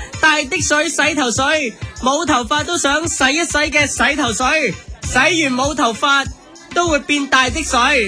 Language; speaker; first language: Cantonese; native; Cantonese